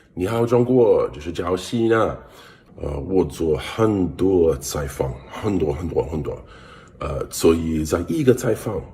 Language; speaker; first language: Chinese; non-native, learner; English